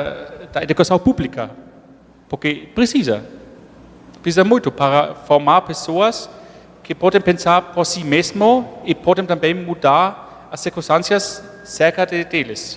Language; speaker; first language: Portuguese; non-native, fluent; German